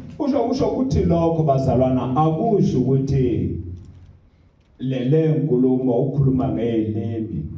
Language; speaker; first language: Zulu; non-native, local second language; Southern Sotho